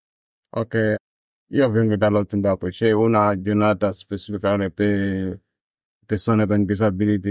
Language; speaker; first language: Italian; non-native, learner; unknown